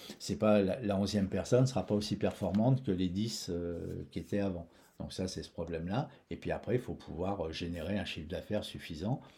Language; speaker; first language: French; native; French